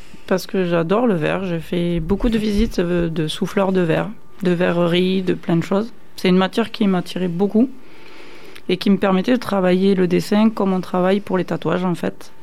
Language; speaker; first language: French; native; French